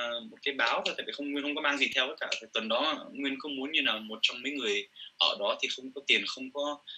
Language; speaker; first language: Vietnamese; early bilingual, heritage; Vietnamese